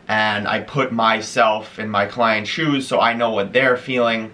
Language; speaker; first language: English; native; English